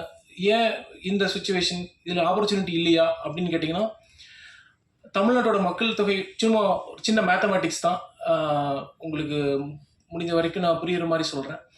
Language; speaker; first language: Tamil; native; Tamil